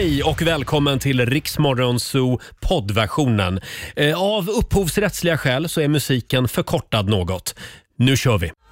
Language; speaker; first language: Swedish; native; Swedish